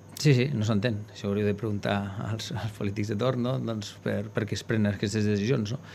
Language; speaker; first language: Catalan; native; Catalan